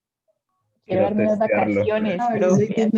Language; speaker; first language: Spanish; native; Spanish